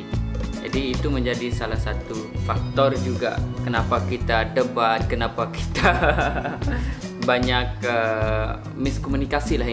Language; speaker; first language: Indonesian; non-native, local second language; Sasak